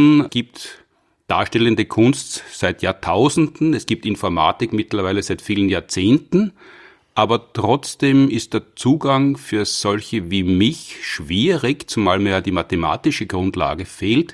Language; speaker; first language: German; native; German